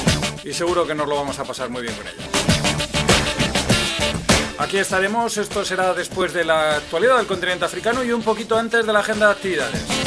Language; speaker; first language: Spanish; native; Spanish